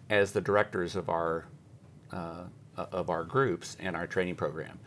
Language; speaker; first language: English; native; English